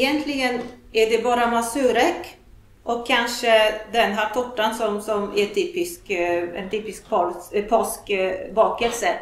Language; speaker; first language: Swedish; non-native, fluent; Polish